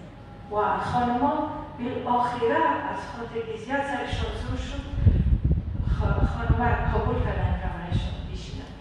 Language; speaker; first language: Persian; non-native, learner; Arabic